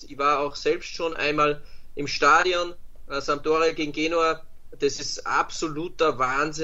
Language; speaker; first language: German; native; German